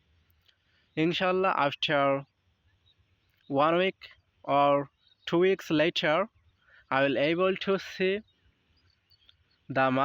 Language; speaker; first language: English; non-native, learner; Bangla